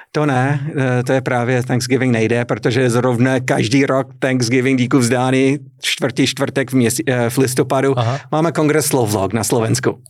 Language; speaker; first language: Czech; non-native, fluent; English